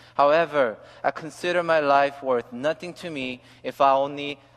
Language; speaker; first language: English; early bilingual, other home language; Korean